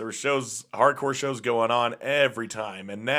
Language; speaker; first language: English; native; English